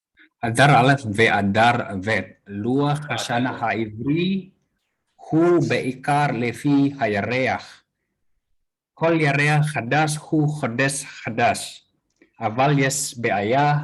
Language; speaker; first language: Hebrew; non-native, learner; Indonesian